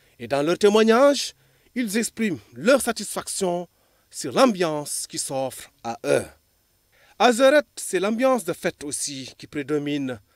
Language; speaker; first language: French; non-native, local second language; Fula